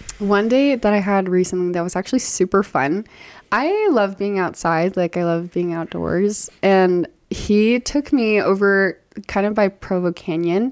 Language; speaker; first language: English; native; English